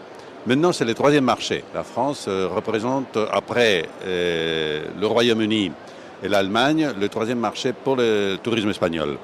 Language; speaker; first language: French; non-native, fluent; Spanish